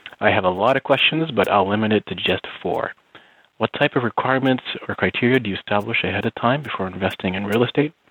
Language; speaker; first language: English; native; English